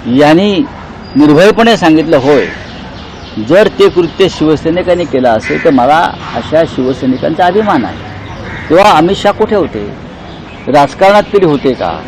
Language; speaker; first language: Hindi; non-native, local second language; Marathi